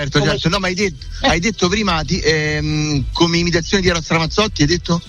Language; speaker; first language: Italian; native; Italian